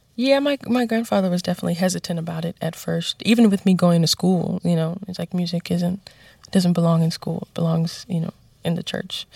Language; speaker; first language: English; native; English